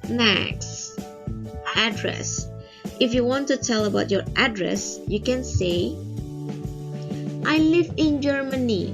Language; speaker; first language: English; non-native, learner; Indonesian